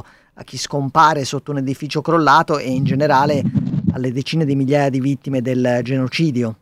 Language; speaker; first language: Italian; native; Italian